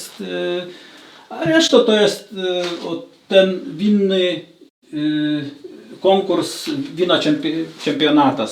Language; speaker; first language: Polish; non-native, learner; Lithuanian